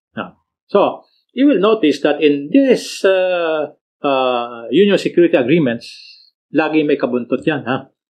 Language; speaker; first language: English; non-native, local second language; Filipino